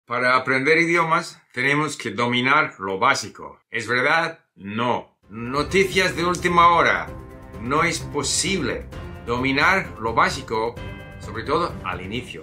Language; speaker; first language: Spanish; non-native, fluent; English